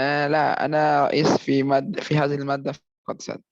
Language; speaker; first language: Arabic; non-native, learner; Indonesian